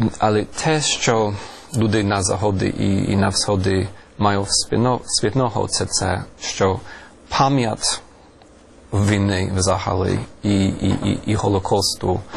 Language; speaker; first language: Ukrainian; non-native, fluent; English